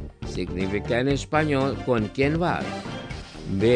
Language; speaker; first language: Spanish; non-native, fluent; Indonesian